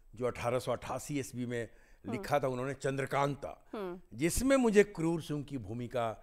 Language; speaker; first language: Hindi; native; Hindi